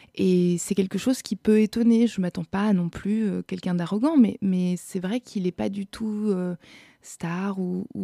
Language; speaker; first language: French; non-native, fluent; German